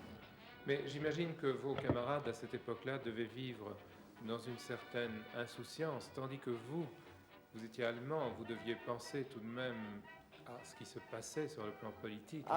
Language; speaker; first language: French; native; French